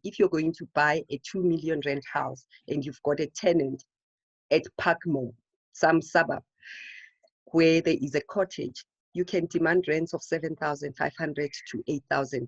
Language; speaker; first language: English; non-native, local second language; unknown